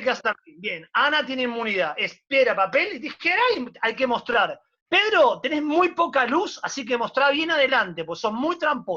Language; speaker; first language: Spanish; native; Spanish